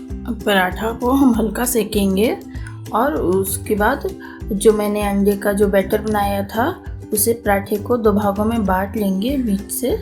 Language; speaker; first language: Hindi; native; Hindi